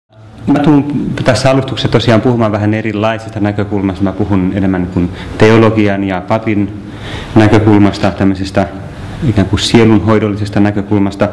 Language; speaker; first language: Finnish; native; Finnish